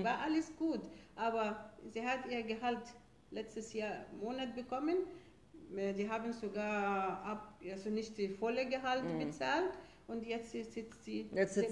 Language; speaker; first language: German; non-native, fluent; Arabic